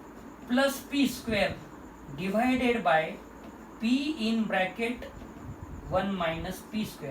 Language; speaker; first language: English; non-native, local second language; Marathi